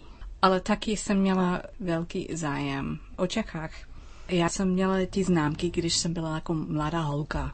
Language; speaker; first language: Czech; non-native, learner; English